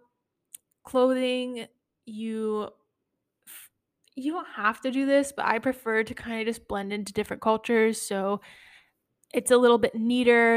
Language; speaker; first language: English; native; English